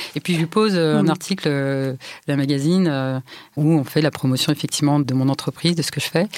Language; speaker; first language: French; native; French